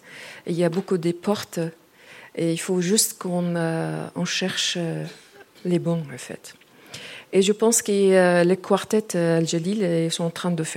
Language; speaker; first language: French; non-native, fluent; Arabic